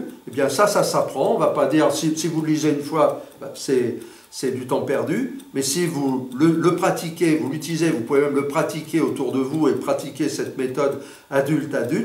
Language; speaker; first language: French; native; French